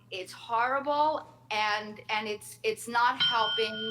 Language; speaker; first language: English; native; English